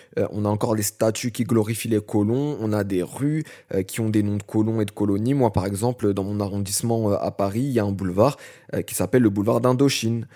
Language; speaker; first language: French; native; French